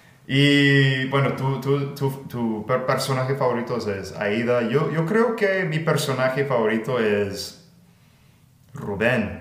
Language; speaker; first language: Spanish; non-native, fluent; English